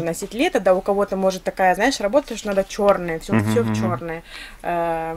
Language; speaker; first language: Russian; native; Russian